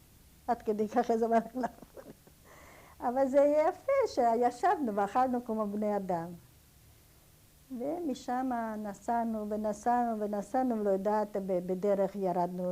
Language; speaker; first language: Hebrew; non-native, fluent; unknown